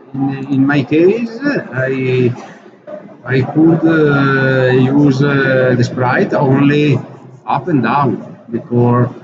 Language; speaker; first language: English; non-native, learner; Italian